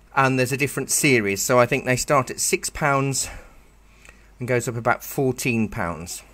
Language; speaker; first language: English; native; English